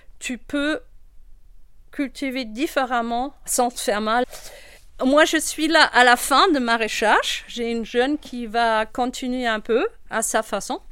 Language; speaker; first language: French; non-native, fluent; German